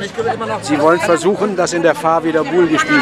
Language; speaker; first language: German; native; German